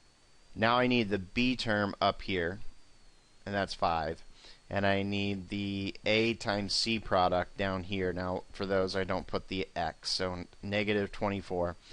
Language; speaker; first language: English; native; English